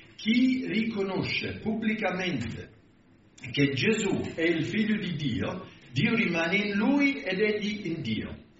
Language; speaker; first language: Italian; non-native, fluent; English